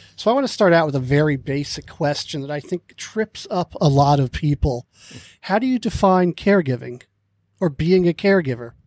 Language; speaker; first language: English; native; English